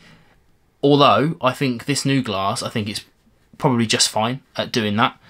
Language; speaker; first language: English; native; English